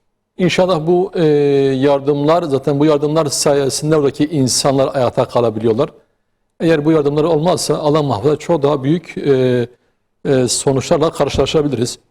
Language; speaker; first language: Turkish; native; Turkish